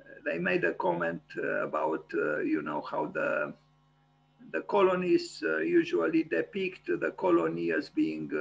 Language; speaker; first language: English; non-native, fluent; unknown